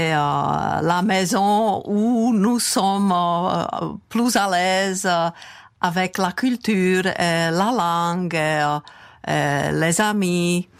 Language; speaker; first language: French; non-native, fluent; Czech